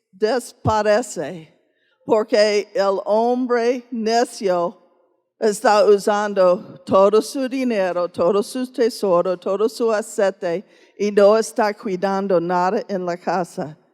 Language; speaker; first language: Spanish; non-native, fluent; English